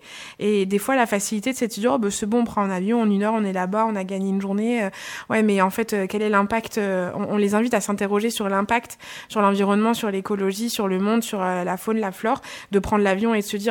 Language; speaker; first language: French; native; French